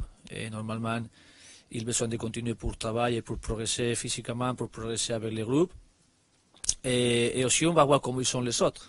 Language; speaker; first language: French; non-native, learner; Spanish